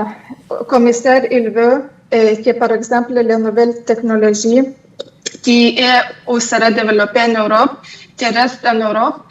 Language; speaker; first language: French; non-native, fluent; Lithuanian